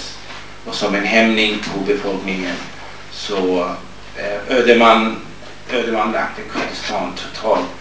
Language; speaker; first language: Swedish; non-native, fluent; Kurdish